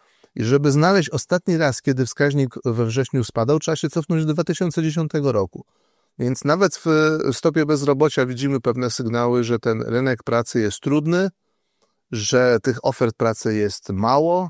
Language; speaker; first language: Polish; native; Polish